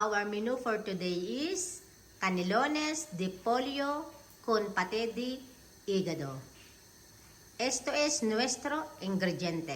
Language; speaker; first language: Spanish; non-native, fluent; Filipino